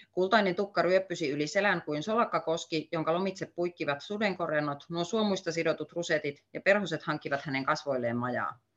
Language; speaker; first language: Finnish; native; Finnish